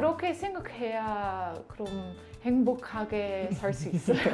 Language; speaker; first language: Korean; non-native, learner; Dutch